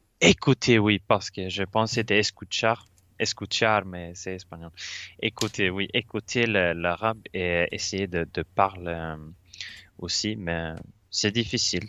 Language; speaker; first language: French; non-native, learner; Swedish